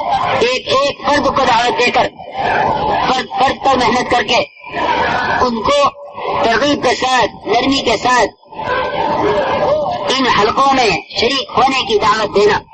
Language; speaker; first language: Urdu; native; Urdu